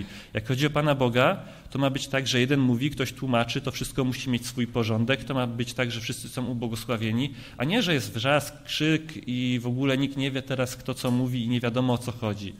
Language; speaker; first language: Polish; native; Polish